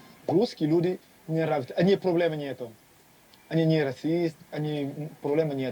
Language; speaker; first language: Russian; non-native, learner; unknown